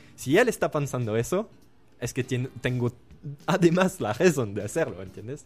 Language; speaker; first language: Spanish; non-native, fluent; French